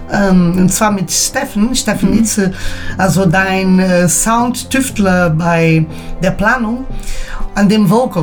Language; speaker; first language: German; native; German